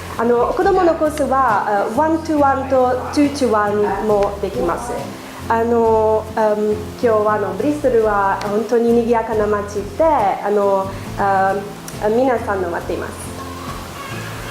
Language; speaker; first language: Japanese; non-native, learner; English